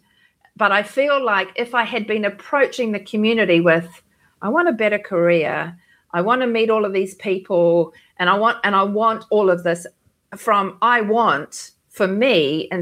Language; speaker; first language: English; native; English